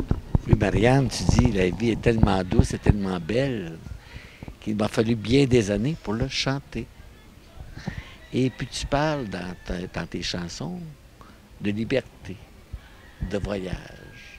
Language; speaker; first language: French; native; French